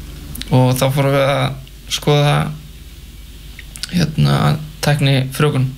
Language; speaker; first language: Icelandic; native; Icelandic